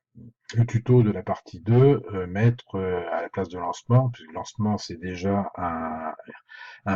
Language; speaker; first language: French; native; French